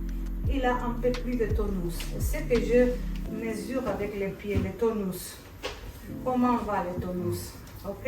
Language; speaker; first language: French; non-native, fluent; Spanish